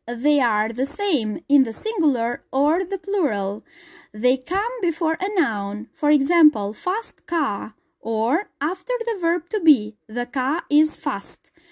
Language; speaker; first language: English; non-native, fluent; Albanian